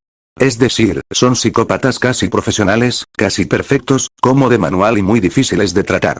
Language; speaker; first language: Spanish; native; Spanish